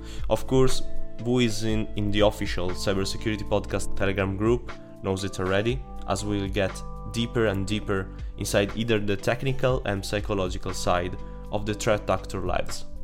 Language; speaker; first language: English; non-native, fluent; Italian